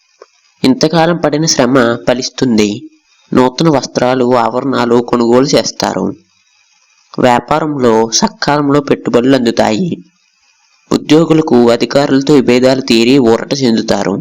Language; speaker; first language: Telugu; native; Telugu